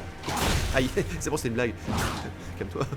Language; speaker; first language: French; native; French